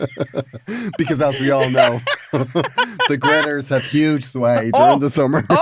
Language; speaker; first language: English; native; English